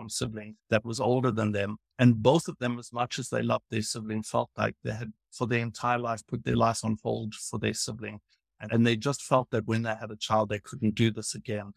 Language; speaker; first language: English; native; English